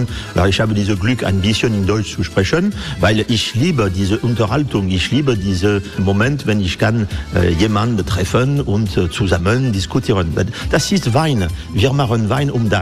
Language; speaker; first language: German; non-native, learner; French